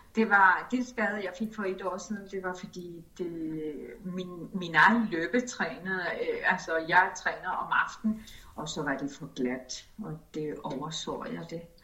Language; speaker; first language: Danish; non-native, fluent; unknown